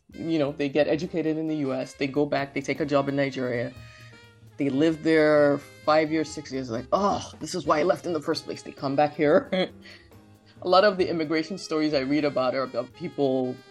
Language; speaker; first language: English; non-native, local second language; Yoruba